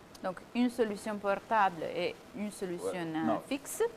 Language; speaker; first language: French; non-native, fluent; Italian